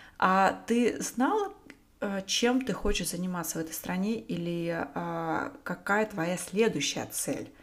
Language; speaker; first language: Russian; native; Russian